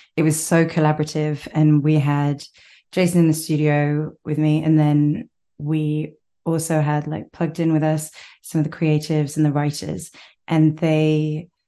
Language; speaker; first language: English; native; English